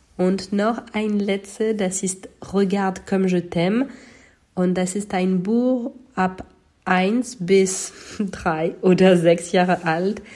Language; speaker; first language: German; non-native, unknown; French